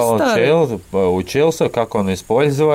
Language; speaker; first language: Russian; non-native, learner; Latvian